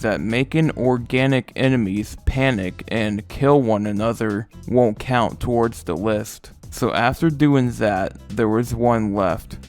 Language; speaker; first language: English; native; English